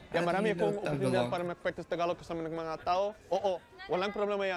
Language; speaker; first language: Filipino; non-native, learner; Dutch